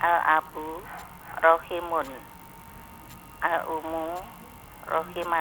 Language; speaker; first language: Arabic; non-native, learner; Indonesian